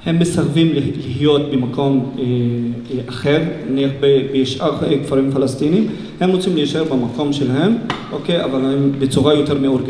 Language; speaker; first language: Hebrew; non-native, local second language; Arabic